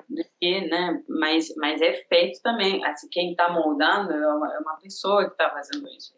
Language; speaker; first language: Portuguese; non-native, fluent; Spanish